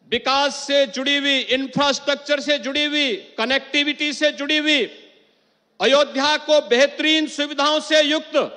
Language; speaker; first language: Hindi; native; Hindi